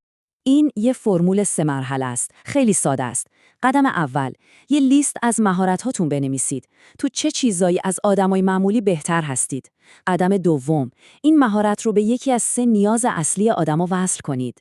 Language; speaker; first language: Persian; native; Persian